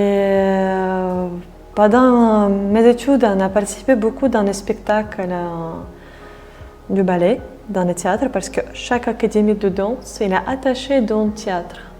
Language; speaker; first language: French; non-native, fluent; Russian